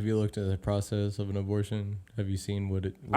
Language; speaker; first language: English; native; English